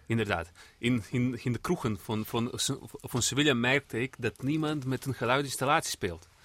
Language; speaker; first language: Dutch; non-native, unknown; Serbian